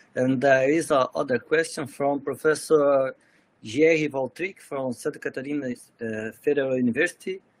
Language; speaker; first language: English; non-native, fluent; Portuguese